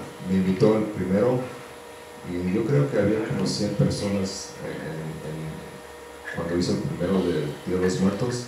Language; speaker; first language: Spanish; early bilingual, heritage; Spanish